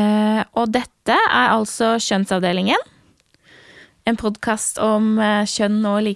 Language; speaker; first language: Norwegian; native; Norwegian